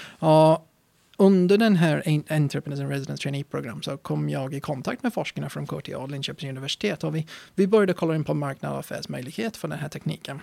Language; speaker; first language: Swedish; non-native, fluent; English